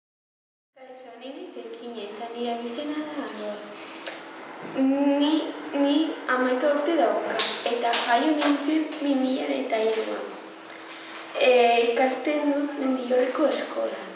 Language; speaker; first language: Basque; non-native, local second language; Spanish